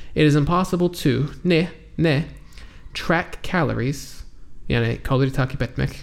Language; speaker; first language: Turkish; non-native, fluent; English